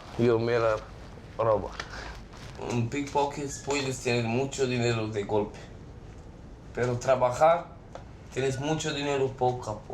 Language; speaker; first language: Spanish; non-native, learner; Romanian